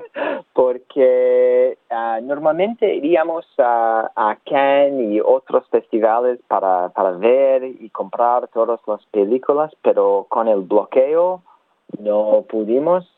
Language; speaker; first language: Spanish; non-native, learner; English